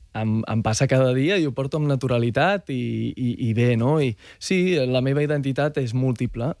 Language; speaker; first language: Catalan; early bilingual, other home language; Arabic